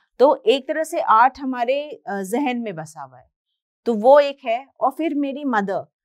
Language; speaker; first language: Hindi; native; Hindi